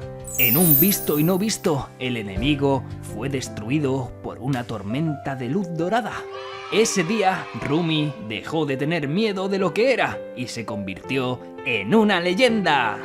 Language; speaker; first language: Spanish; native; Spanish